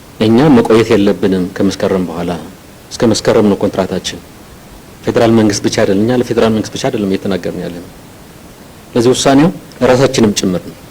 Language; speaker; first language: Amharic; non-native, local second language; Tigrinya